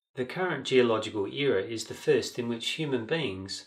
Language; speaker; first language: English; native; English